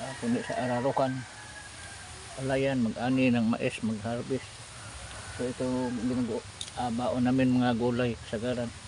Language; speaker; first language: Filipino; non-native, local second language; Masbatenyo